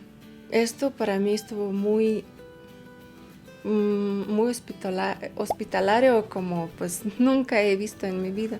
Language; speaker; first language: Spanish; non-native, fluent; Russian